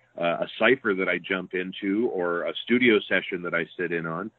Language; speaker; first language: English; native; English